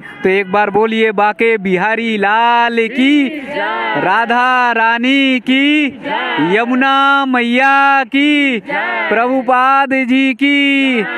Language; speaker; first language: Hindi; native; Hindi